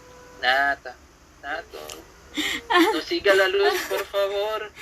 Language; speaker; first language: Spanish; non-native, fluent; Filipino